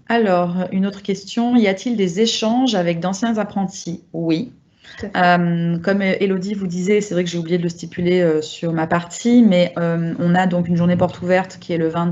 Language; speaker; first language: French; native; French